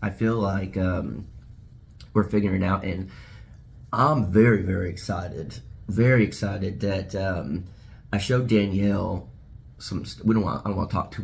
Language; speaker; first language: English; native; English